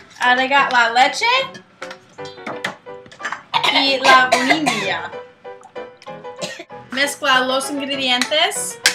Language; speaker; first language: Spanish; non-native, learner; English